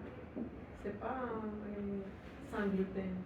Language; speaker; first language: French; non-native, learner; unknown